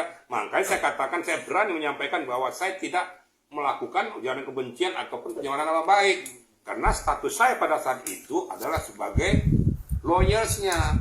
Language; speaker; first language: Indonesian; native; Indonesian